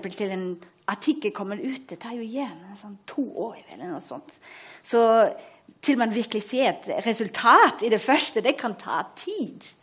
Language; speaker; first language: Norwegian; non-native, fluent; German